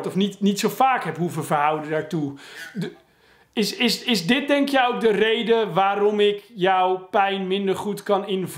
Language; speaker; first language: Dutch; native; Dutch